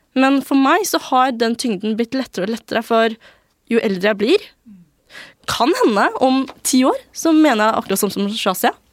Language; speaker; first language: Norwegian; early bilingual, other home language; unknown